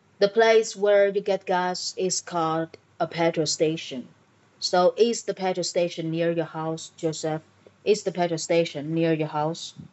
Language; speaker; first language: English; non-native, fluent; Vietnamese